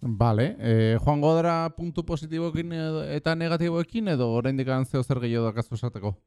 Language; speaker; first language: Basque; non-native, local second language; Spanish